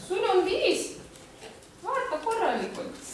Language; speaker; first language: Estonian; non-native, local second language; Russian